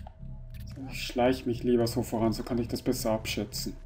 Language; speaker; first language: German; native; German